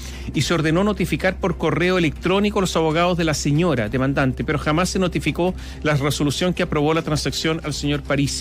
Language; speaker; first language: Spanish; native; Spanish